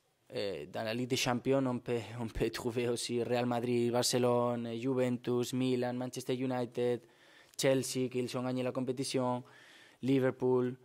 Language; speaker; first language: French; non-native, fluent; Spanish